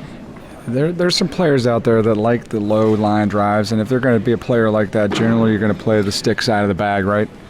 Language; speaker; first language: English; native; English